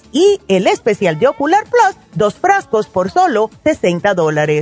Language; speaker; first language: Spanish; native; Spanish